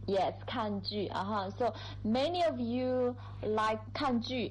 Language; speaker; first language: English; non-native, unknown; Chinese